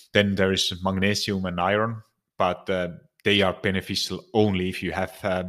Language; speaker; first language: English; non-native, fluent; Finnish